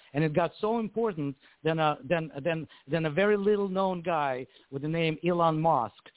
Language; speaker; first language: English; non-native, fluent; Ukrainian